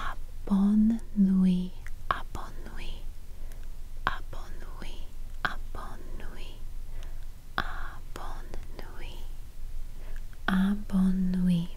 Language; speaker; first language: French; non-native, learner; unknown